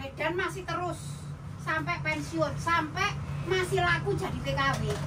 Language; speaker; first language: Indonesian; non-native, local second language; Javanese